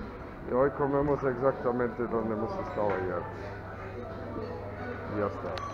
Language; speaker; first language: Spanish; non-native, fluent; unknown